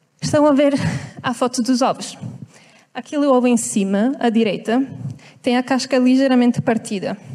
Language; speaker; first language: Portuguese; non-native, fluent; Italian